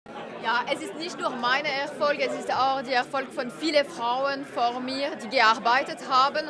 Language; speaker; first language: German; non-native, local second language; French